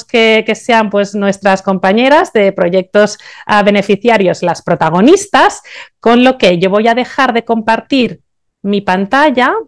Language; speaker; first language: Spanish; native; Spanish